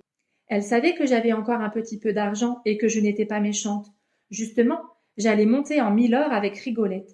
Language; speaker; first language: French; native; French